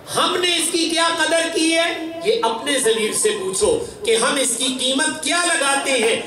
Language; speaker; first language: Urdu; non-native, local second language; Punjabi